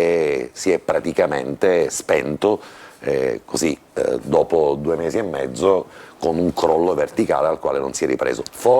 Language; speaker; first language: Italian; native; Italian